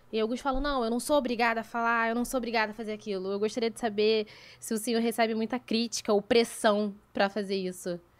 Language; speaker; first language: Portuguese; native; Portuguese